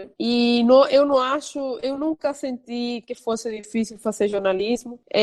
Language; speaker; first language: Portuguese; non-native, fluent; Spanish